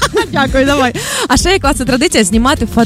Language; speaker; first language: Ukrainian; native; Ukrainian